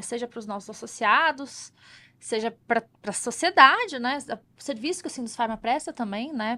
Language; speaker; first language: Portuguese; native; Portuguese